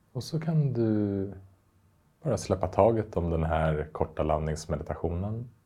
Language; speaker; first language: Swedish; native; Swedish